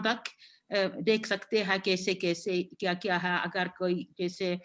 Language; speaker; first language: Hindi; non-native, fluent; Finnish